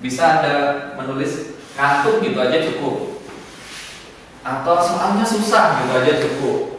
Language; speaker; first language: Indonesian; native; Indonesian